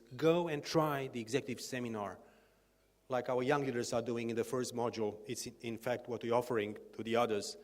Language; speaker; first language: English; non-native, fluent; Romanian